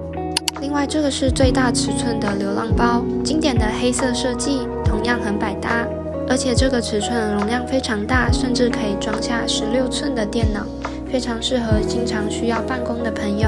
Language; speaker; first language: Chinese; native; Chinese